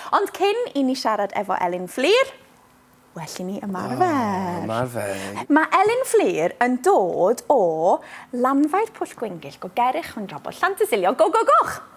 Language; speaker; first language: Welsh; native; Welsh